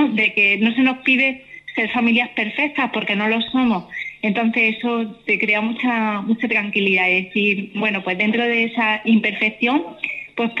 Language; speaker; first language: Spanish; native; Spanish